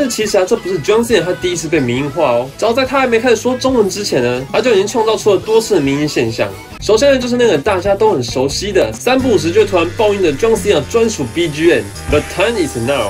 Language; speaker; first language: Chinese; native; Chinese